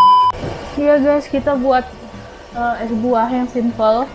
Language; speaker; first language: Indonesian; native; Indonesian